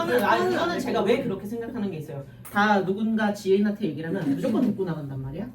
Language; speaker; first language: Korean; native; Korean